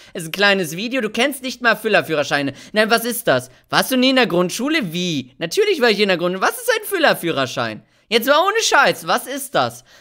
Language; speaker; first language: German; early bilingual, other home language; Hungarian